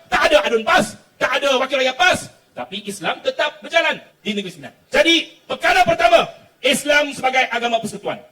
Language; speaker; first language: Malay; non-native, local second language; Chinese